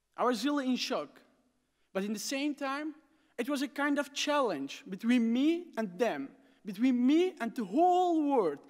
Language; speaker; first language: English; non-native, fluent; Arabic